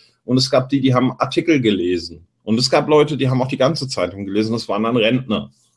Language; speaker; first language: German; native; German